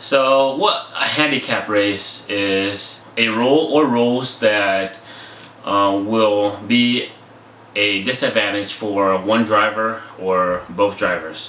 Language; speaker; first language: English; native; English